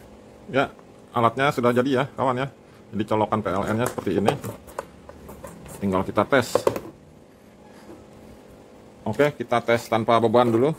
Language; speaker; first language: Indonesian; native; Indonesian